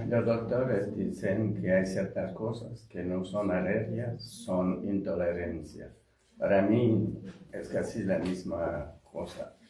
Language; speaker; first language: Spanish; non-native, fluent; French